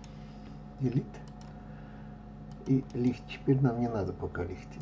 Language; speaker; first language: Russian; native; Russian